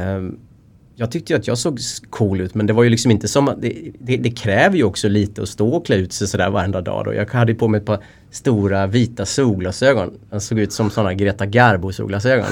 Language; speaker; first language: Swedish; native; Swedish